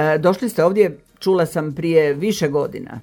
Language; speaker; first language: Croatian; native; Croatian